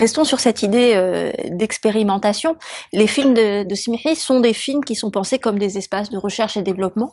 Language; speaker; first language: French; native; French